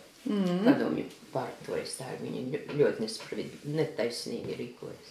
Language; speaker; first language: Latvian; early bilingual, heritage; Latvian